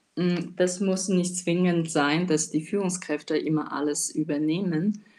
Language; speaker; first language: German; non-native, fluent; Chinese